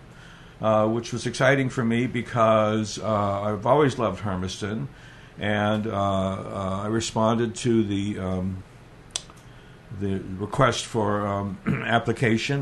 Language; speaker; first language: English; native; English